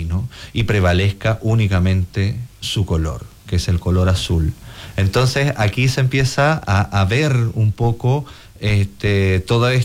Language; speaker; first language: Spanish; native; Spanish